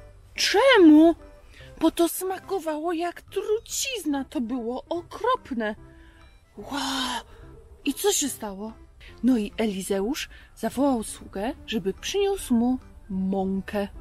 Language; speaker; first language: Polish; native; Polish